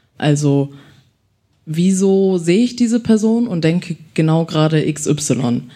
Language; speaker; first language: German; early bilingual, other home language; Chinese